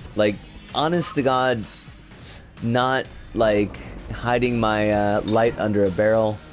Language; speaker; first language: English; native; English